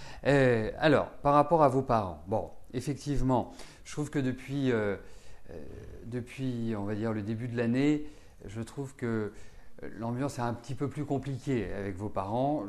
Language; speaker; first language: French; native; French